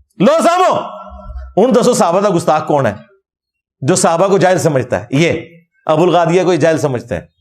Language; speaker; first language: Urdu; non-native, local second language; Punjabi